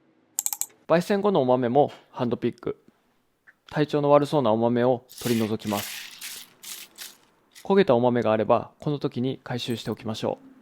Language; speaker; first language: Japanese; native; Japanese